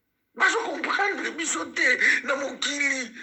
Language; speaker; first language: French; non-native, local second language; Lingala